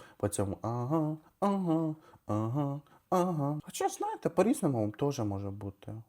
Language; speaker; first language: Ukrainian; non-native, local second language; Russian